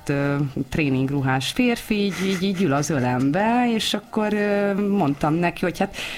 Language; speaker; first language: Hungarian; native; Hungarian